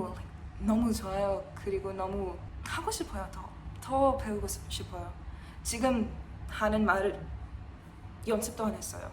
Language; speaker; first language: Korean; non-native, learner; English